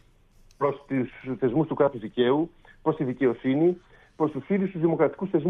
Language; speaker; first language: Greek; native; Greek